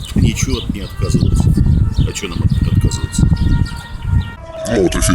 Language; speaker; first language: Russian; native; Russian